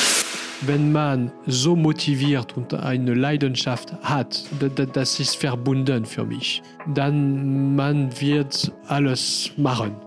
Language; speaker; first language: German; non-native, learner; French